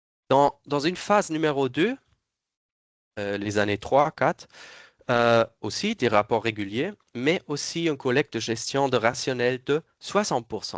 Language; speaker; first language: French; non-native, fluent; German